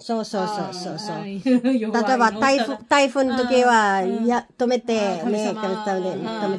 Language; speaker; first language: Japanese; non-native, learner; Filipino